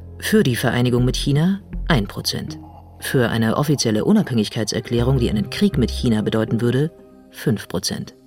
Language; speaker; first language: German; native; German